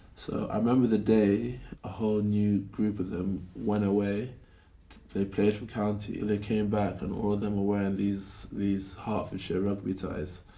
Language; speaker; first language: English; native; English